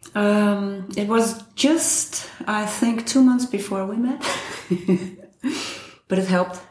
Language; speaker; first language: English; non-native, fluent; Dutch